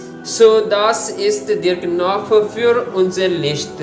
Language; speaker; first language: German; non-native, learner; Urdu